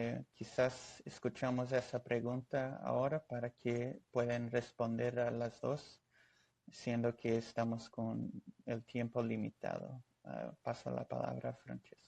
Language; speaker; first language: Spanish; non-native, fluent; Portuguese